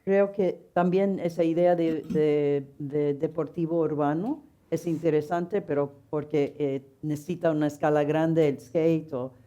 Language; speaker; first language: Spanish; non-native, fluent; English